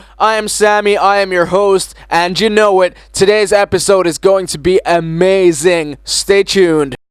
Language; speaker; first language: English; non-native, fluent; Finnish